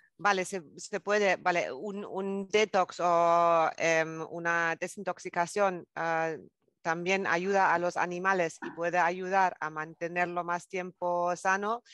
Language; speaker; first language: Spanish; non-native, fluent; German